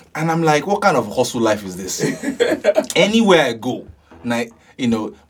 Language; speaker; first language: English; non-native, local second language; Yoruba